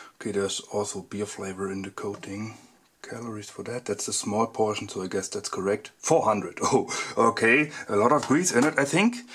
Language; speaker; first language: English; non-native, fluent; German